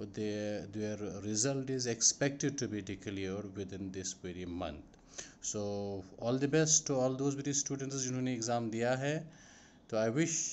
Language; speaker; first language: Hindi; non-native, local second language; Kashmiri